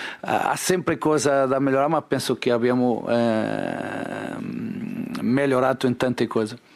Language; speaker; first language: Italian; non-native, learner; Portuguese